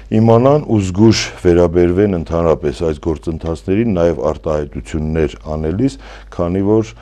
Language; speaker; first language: Armenian; native; Armenian